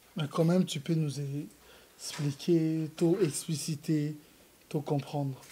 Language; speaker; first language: French; non-native, local second language; Lingala